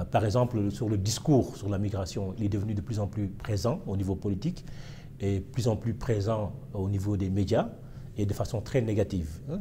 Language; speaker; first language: French; non-native, local second language; Wolof